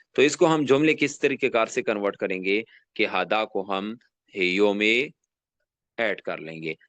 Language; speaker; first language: Urdu; non-native, local second language; Pashto